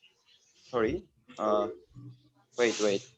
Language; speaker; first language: English; non-native, learner; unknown